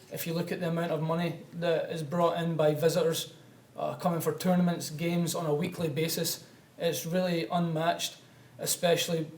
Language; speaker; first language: English; native; English